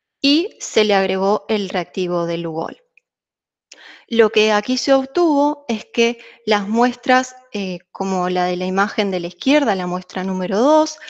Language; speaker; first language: Spanish; native; Spanish